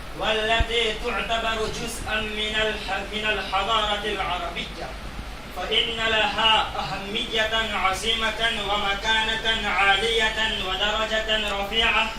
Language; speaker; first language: Arabic; non-native, learner; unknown